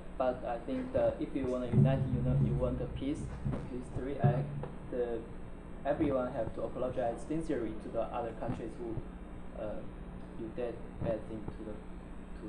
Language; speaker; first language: English; non-native, learner; Chinese